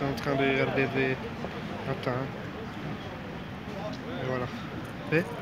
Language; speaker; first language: French; non-native, learner; Italian